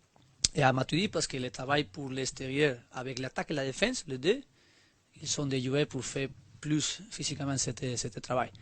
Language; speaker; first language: French; non-native, learner; Spanish